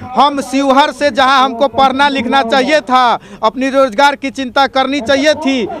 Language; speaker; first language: Hindi; native; Hindi